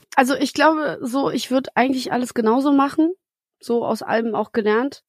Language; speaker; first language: German; early bilingual, other home language; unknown